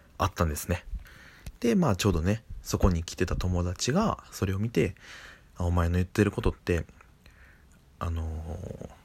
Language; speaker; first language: Japanese; native; Japanese